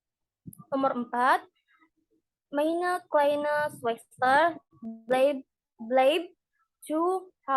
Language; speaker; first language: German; non-native, learner; Indonesian